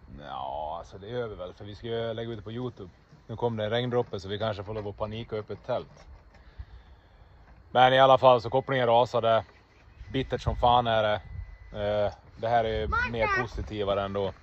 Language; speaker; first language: Swedish; native; Swedish